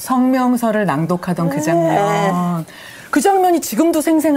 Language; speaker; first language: Korean; native; Korean